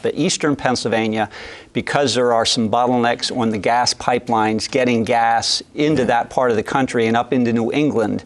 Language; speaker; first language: English; native; English